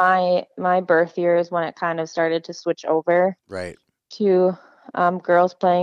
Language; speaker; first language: English; native; English